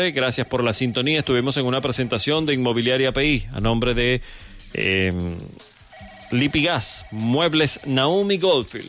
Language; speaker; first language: Spanish; native; Spanish